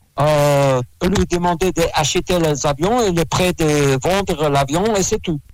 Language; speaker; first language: French; non-native, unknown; Russian